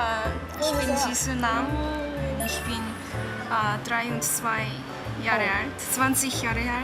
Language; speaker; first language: German; non-native, learner; Korean